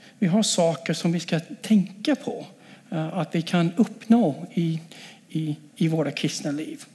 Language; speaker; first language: Swedish; non-native, fluent; English